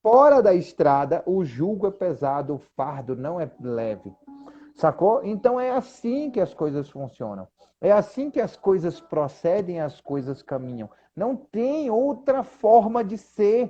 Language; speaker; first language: Portuguese; native; Portuguese